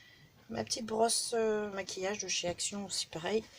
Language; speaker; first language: French; native; French